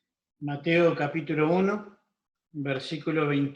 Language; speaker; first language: Spanish; native; Spanish